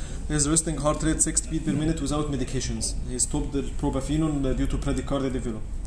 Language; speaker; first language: English; non-native, fluent; Arabic